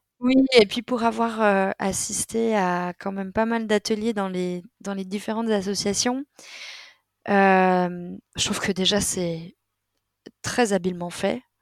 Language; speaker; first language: French; native; French